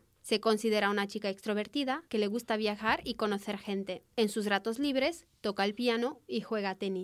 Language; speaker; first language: Spanish; native; Spanish